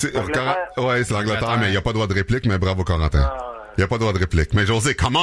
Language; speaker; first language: French; native; French